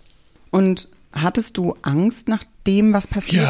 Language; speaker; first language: German; native; German